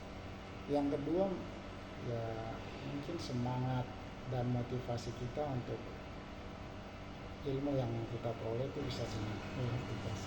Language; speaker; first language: Indonesian; native; Indonesian